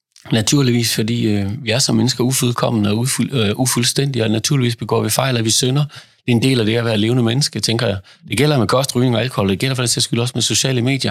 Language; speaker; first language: Danish; native; Danish